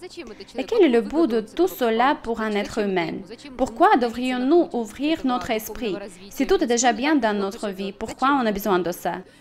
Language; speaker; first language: French; non-native, fluent; Russian